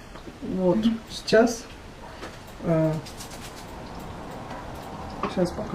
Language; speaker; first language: Russian; non-native, learner; Turkish